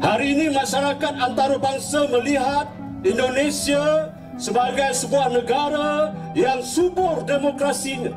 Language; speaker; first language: Malay; native; Malay